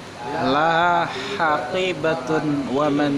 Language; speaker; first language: Arabic; non-native, learner; Indonesian